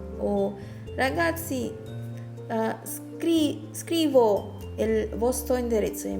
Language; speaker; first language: Italian; non-native, learner; Filipino